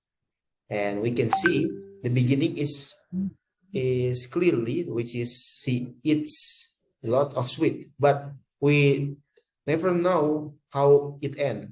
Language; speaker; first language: English; non-native, learner; Indonesian